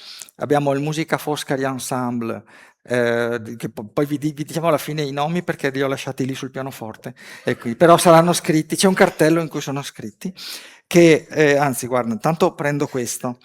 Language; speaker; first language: Italian; native; Italian